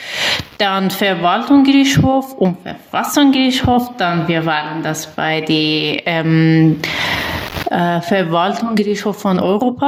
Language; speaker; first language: German; non-native, learner; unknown